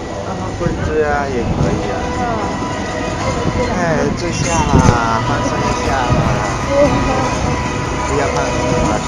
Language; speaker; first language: Chinese; non-native, learner; Italian